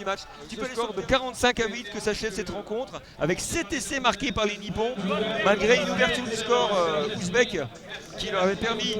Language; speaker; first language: French; native; French